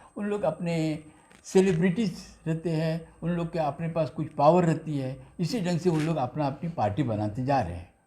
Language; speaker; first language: Hindi; non-native, local second language; Gujarati